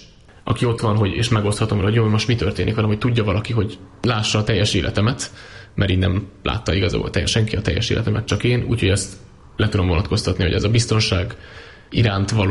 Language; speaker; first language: Hungarian; native; Hungarian